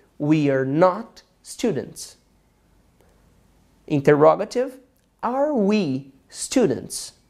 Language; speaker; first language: English; non-native, fluent; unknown